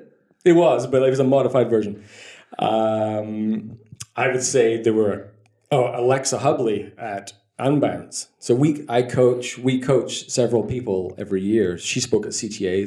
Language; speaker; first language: English; native; English